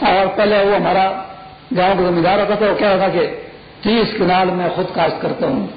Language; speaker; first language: Urdu; non-native, local second language; Pashto